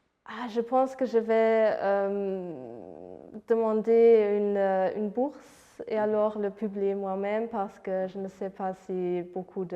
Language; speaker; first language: French; non-native, fluent; Luxembourgish